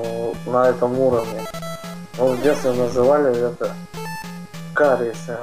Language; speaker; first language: Russian; native; Russian